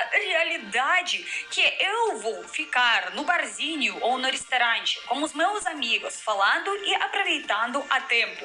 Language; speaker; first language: Portuguese; non-native, fluent; Russian